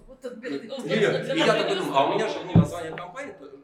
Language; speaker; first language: Russian; native; Russian